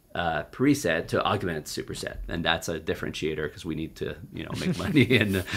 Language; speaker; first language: English; native; English